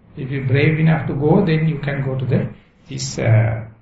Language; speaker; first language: English; non-native, local second language; Sinhala